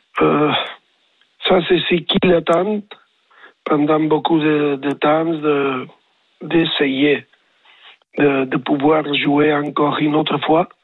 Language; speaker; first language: French; non-native, learner; Spanish